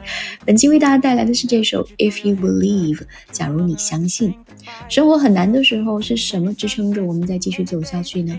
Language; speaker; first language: Chinese; native; Chinese